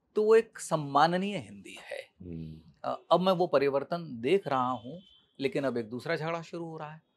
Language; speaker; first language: Hindi; native; Hindi